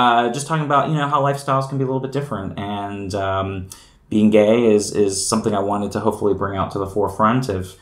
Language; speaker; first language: English; native; English